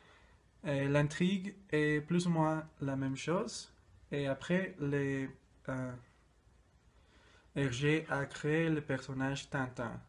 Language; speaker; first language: French; non-native, learner; Spanish